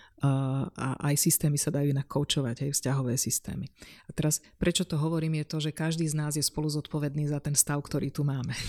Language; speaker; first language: Slovak; non-native, local second language; Hungarian